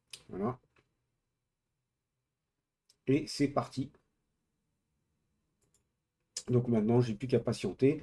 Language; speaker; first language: French; native; French